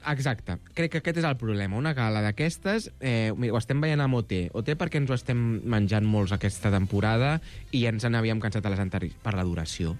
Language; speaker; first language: Catalan; native; Catalan